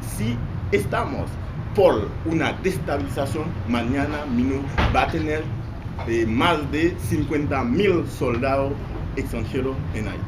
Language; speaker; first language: Spanish; non-native, fluent; Haitian Creole